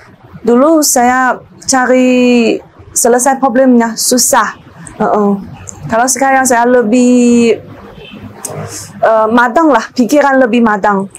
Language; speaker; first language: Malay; non-native, learner; Chinese